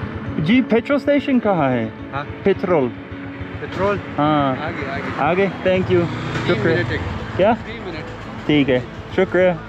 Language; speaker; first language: Hindi; non-native, learner; English